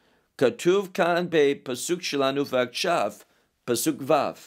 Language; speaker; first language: Hebrew; non-native, fluent; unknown